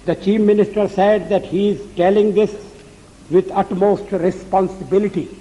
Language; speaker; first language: English; non-native, local second language; Hindi